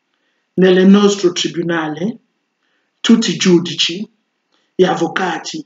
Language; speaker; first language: Italian; non-native, fluent; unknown